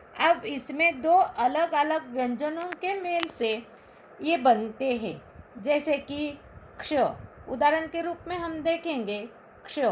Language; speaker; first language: Hindi; non-native, local second language; Marathi